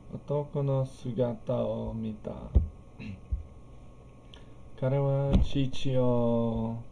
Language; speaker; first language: Japanese; non-native, learner; English